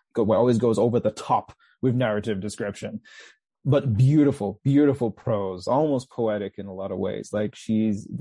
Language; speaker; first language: English; native; English